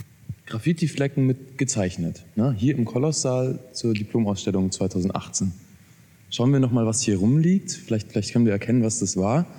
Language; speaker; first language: German; native; German